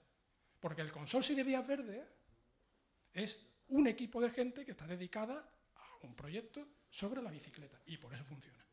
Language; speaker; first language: Spanish; native; Spanish